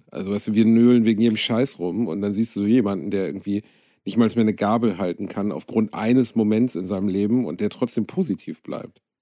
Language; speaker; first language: German; native; German